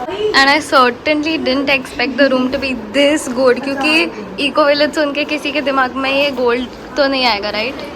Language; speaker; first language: Hindi; native; Hindi